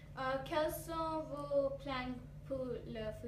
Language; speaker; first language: French; non-native, learner; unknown